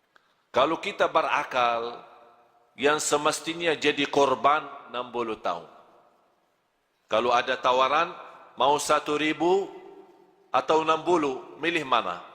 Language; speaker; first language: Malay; non-native, fluent; Arabic